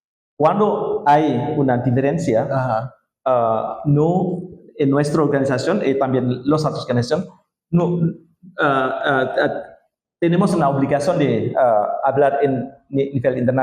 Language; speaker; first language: Spanish; non-native, learner; Indonesian